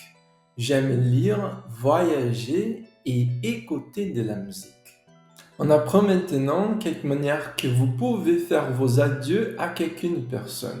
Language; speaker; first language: French; non-native, fluent; Portuguese